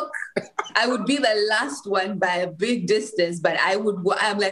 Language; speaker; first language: English; non-native, local second language; Ganda